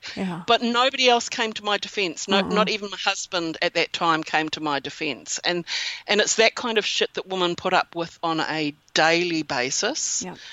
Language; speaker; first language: English; native; English